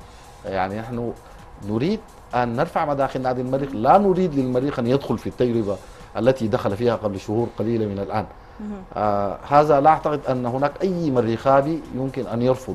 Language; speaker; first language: Arabic; native; Arabic